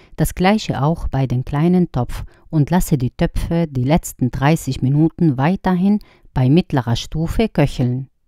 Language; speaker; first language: German; non-native, fluent; Arabic